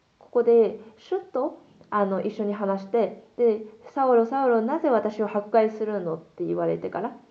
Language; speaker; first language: Japanese; non-native, fluent; Korean